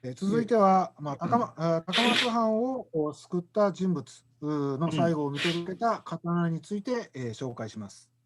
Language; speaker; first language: Japanese; native; Japanese